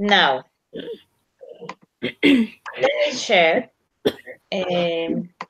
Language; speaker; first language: English; non-native, learner; Spanish